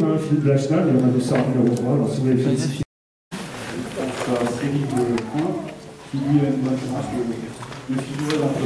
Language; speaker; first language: French; native; French